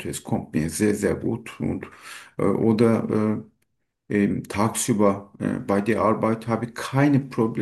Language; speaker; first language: German; non-native, learner; Turkish